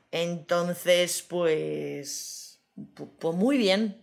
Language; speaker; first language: Spanish; native; Spanish